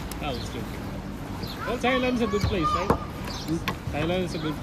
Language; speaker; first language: English; non-native, learner; Filipino